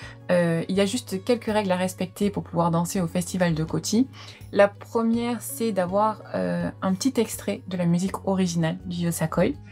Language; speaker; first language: French; native; French